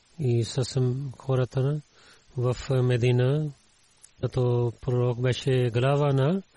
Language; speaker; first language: Bulgarian; non-native, learner; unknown